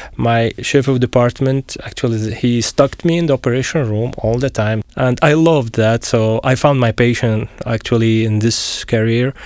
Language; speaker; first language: English; non-native, fluent; Arabic